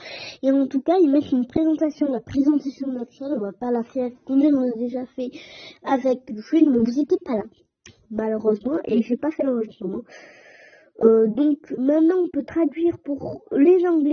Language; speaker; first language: French; native; French